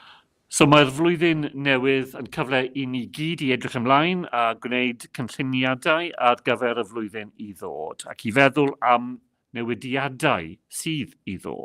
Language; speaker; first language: Welsh; non-native, local second language; English